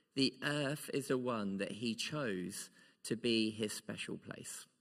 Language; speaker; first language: English; native; English